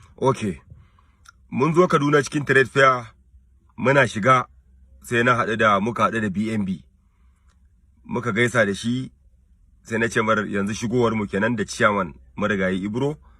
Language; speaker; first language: Hausa; non-native, local second language; Kanuri